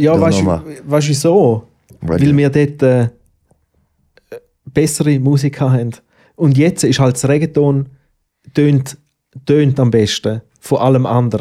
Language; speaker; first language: German; native; German